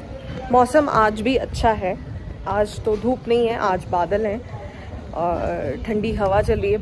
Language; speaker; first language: Hindi; native; Hindi